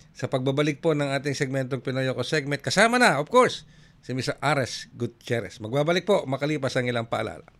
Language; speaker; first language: Filipino; native; Filipino